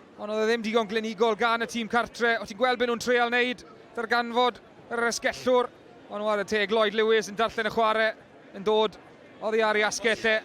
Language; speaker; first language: Welsh; native; Welsh